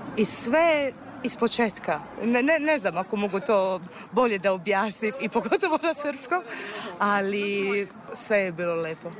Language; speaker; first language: Serbian; non-native, fluent; Italian